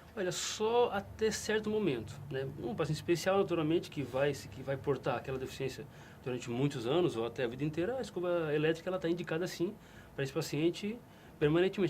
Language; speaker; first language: Portuguese; native; Portuguese